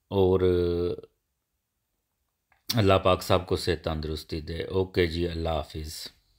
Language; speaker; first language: Urdu; non-native, local second language; Punjabi